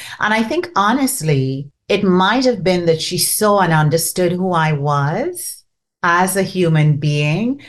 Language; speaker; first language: English; non-native, local second language; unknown